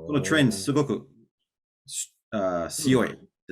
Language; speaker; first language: Japanese; non-native, learner; English